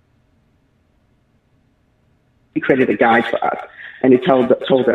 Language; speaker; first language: English; native; English